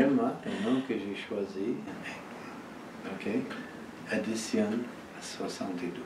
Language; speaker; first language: French; non-native, learner; English